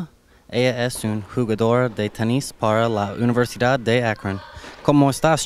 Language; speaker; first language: Spanish; non-native, learner; English